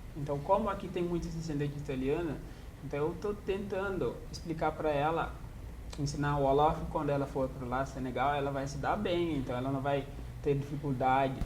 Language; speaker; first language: Portuguese; non-native, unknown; Wolof